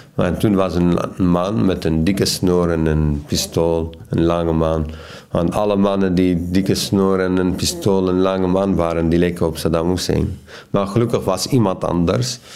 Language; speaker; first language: Dutch; non-native, fluent; Arabic